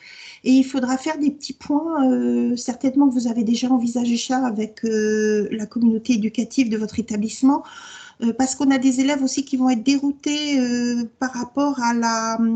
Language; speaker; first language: French; native; French